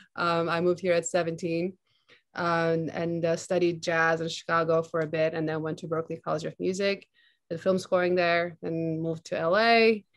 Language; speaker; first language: English; non-native, fluent; Turkish